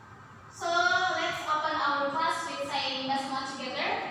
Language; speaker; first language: English; non-native, learner; Indonesian